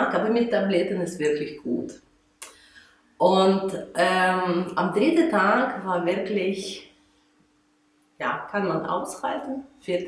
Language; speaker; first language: German; non-native, fluent; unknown